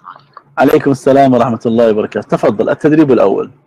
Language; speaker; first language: Arabic; non-native, fluent; Persian